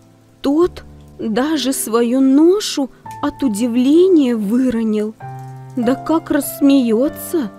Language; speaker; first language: Russian; native; Russian